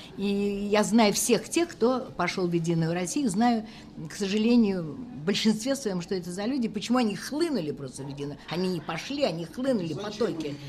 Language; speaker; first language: Russian; native; Russian